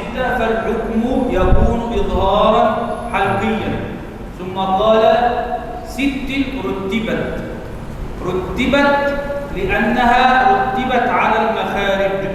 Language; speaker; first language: Arabic; native; Arabic